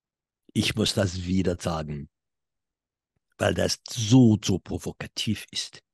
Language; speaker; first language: German; non-native, fluent; English